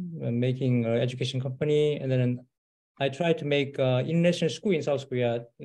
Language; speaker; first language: English; non-native, learner; Korean